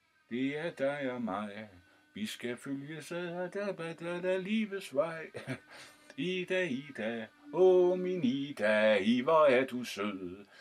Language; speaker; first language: Danish; native; Danish